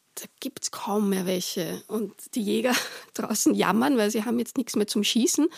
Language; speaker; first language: German; native; German